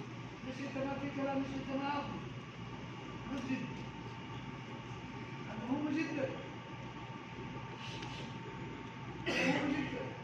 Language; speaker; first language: Arabic; non-native, learner; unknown